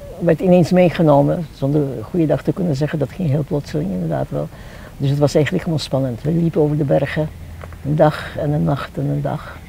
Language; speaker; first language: Dutch; non-native, fluent; Czech